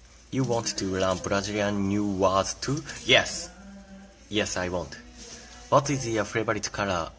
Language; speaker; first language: English; non-native, learner; Japanese